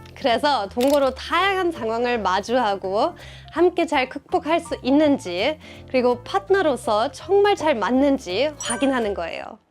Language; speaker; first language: Korean; non-native, fluent; German